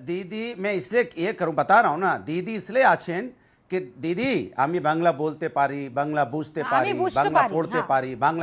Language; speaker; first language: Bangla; non-native, local second language; Hindi